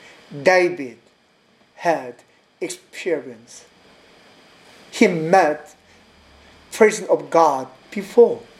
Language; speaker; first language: English; non-native, learner; Korean